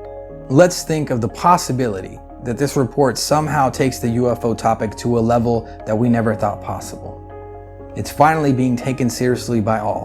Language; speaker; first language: English; native; English